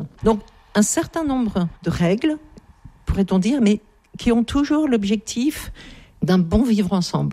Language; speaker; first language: French; native; French